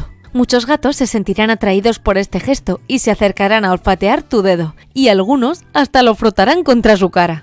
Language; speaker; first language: Spanish; native; Spanish